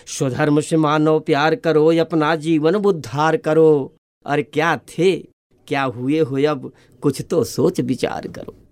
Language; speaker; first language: Hindi; native; Hindi